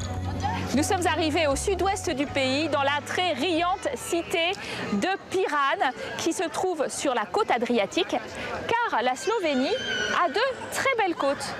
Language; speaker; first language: French; native; French